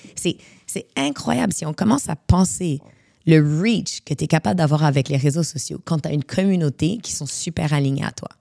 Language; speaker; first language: French; native; French